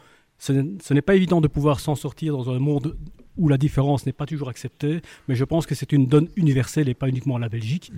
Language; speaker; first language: French; early bilingual, other home language; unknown